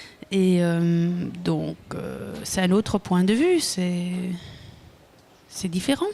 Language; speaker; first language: French; non-native, local second language; Dutch